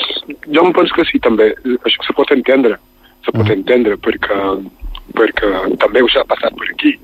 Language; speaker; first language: Catalan; non-native, fluent; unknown